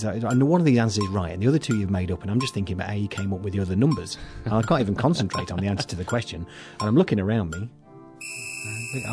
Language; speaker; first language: English; native; English